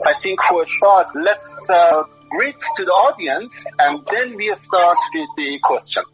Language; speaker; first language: English; non-native, fluent; Persian